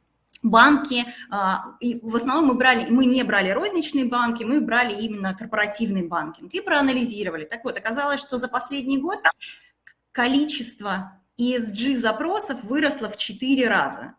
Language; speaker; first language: Russian; native; Russian